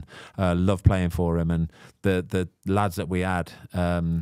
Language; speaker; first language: English; native; English